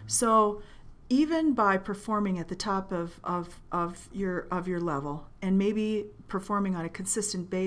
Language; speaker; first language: English; native; English